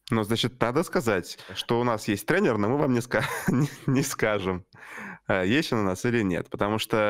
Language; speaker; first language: Russian; native; Russian